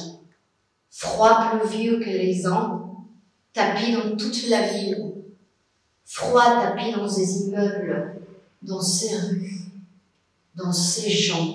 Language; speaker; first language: French; non-native, fluent; Spanish